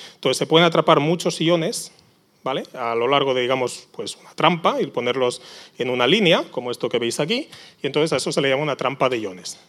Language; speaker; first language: Spanish; native; Spanish